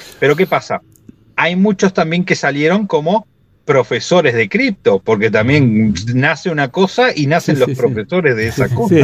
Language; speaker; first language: Spanish; native; Spanish